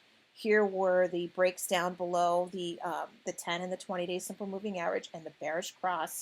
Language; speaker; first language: English; native; English